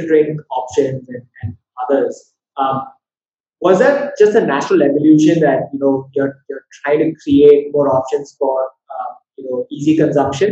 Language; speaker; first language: English; non-native, local second language; Tamil